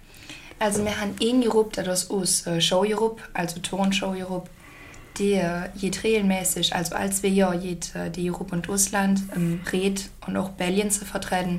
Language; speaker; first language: German; native; German